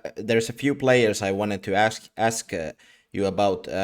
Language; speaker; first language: English; non-native, fluent; Finnish